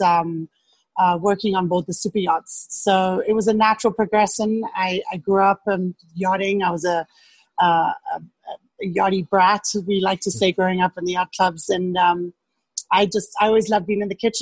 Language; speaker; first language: English; native; English